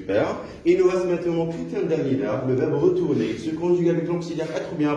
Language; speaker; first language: French; non-native, local second language; Arabic